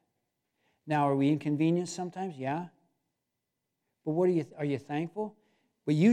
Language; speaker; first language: English; native; English